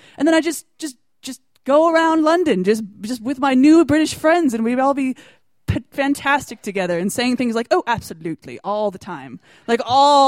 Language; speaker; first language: English; native; English